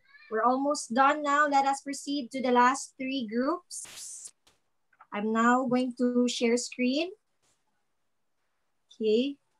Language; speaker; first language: English; non-native, local second language; Cebuano